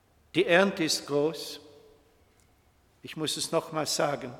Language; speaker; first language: German; non-native, fluent; Swedish